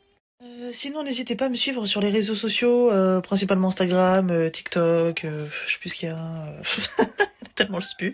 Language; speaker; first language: French; native; French